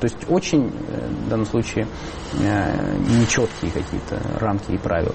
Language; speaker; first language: Russian; native; Russian